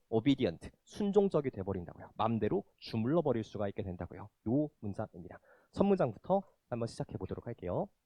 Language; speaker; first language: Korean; native; Korean